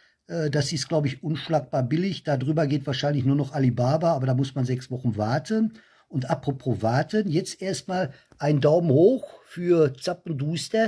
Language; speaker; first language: German; native; German